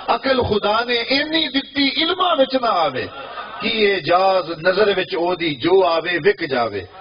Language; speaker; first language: Urdu; non-native, local second language; Punjabi